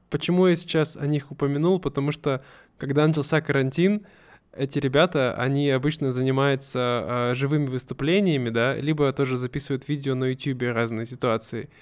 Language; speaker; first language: Russian; native; Russian